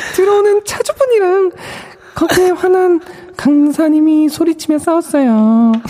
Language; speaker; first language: Korean; native; Korean